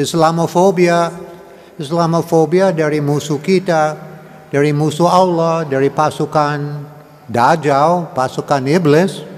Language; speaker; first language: Indonesian; non-native, learner; English